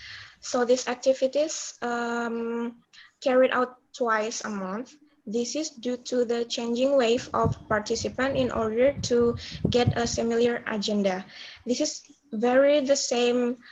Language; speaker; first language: English; non-native, learner; Indonesian